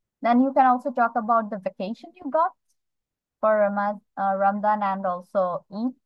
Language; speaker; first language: English; non-native, fluent; Bangla